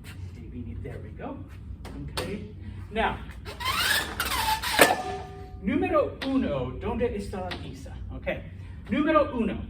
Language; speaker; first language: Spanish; non-native, fluent; English